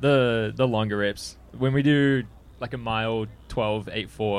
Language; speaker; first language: English; native; English